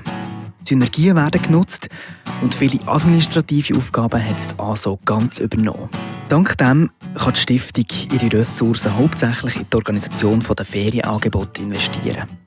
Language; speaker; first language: German; native; German